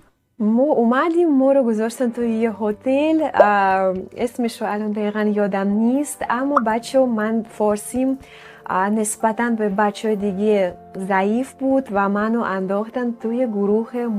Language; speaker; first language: Persian; non-native, fluent; Russian